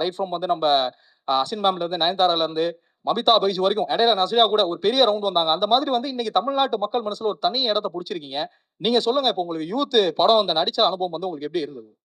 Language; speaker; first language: Tamil; native; Tamil